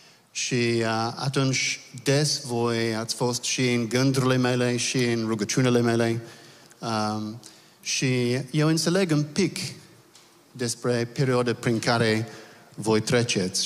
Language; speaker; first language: Romanian; non-native, learner; English